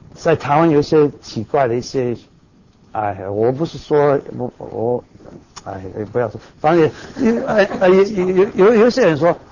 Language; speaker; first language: Chinese; non-native, fluent; English